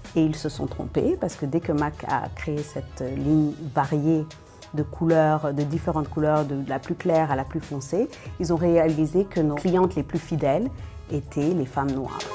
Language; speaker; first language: French; early bilingual, other home language; Wolof